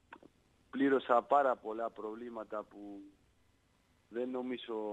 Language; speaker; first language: Greek; non-native, learner; Spanish